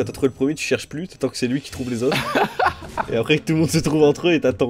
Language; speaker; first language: French; native; French